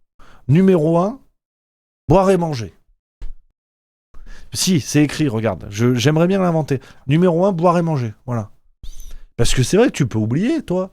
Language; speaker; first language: French; native; French